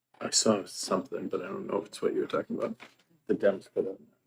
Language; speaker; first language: English; native; English